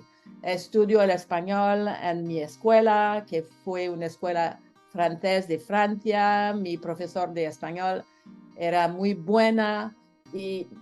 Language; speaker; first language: Spanish; non-native, learner; French